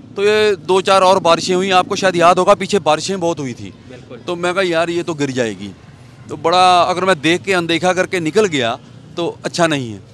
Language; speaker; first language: Hindi; native; Hindi